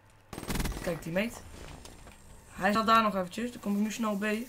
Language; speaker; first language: Dutch; native; Dutch